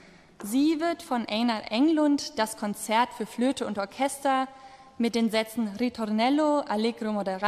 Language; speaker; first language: German; native; German